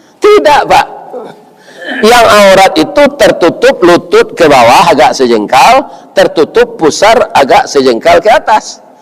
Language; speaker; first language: Malay; non-native, local second language; Minangkabau